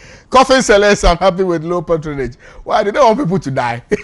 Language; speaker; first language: English; non-native, local second language; Akan